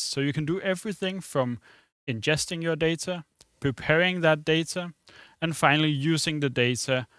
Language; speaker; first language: English; non-native, fluent; Danish